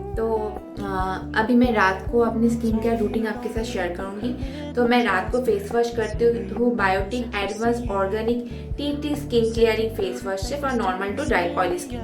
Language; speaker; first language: Hindi; non-native, local second language; Bangla